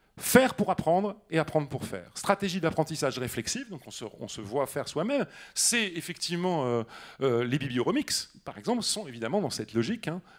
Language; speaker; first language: French; native; French